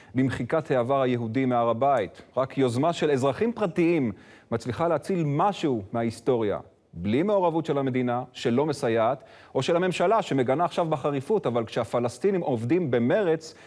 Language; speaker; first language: Hebrew; native; Hebrew